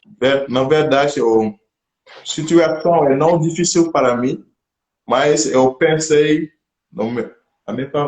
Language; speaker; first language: Portuguese; non-native, local second language; French